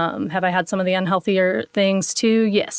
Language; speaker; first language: English; native; English